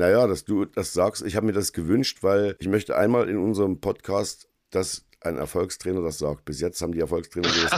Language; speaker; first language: German; native; German